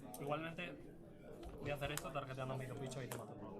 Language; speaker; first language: Spanish; native; Spanish